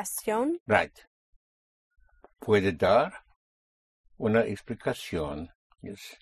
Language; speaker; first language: Spanish; non-native, fluent; English